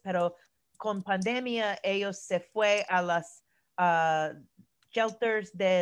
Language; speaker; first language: Spanish; non-native, learner; English